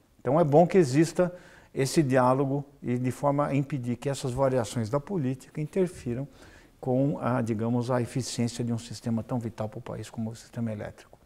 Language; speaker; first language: Portuguese; native; Portuguese